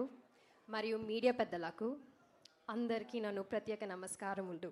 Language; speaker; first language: Telugu; non-native, learner; Malayalam